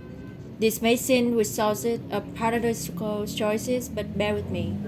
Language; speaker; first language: English; non-native, learner; Vietnamese